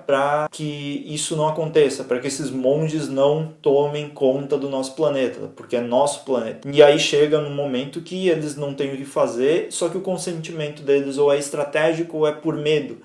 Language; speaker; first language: Portuguese; native; Portuguese